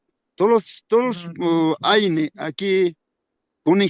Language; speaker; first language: Spanish; non-native, local second language; Quechua